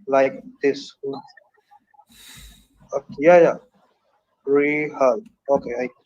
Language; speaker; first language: English; non-native, learner; Punjabi